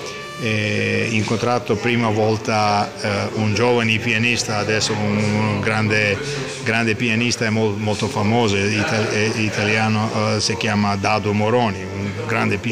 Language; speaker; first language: Italian; non-native, learner; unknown